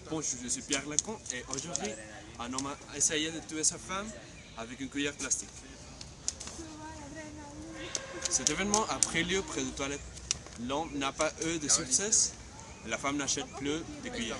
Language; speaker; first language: French; non-native, learner; Spanish